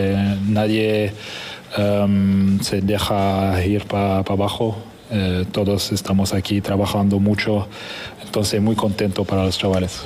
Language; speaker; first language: Spanish; non-native, fluent; French